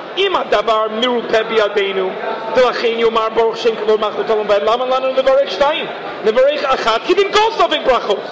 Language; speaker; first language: Hebrew; non-native, fluent; English